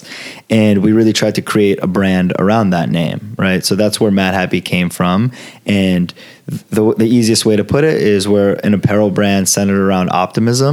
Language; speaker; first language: English; early bilingual, other home language; Italian